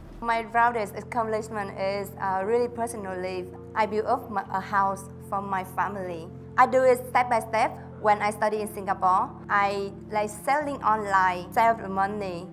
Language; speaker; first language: English; non-native, learner; Vietnamese